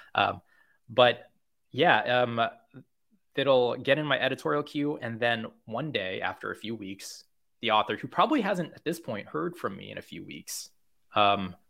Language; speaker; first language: English; native; English